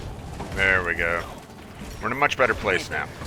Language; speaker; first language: English; native; English